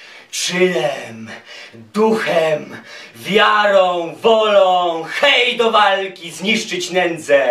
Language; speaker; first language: Polish; native; Polish